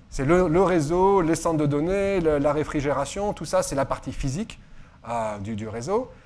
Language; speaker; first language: French; native; French